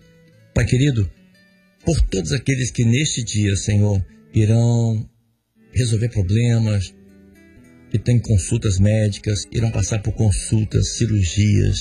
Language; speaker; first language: Portuguese; native; Portuguese